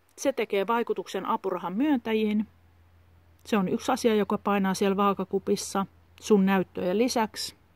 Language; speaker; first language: Finnish; native; Finnish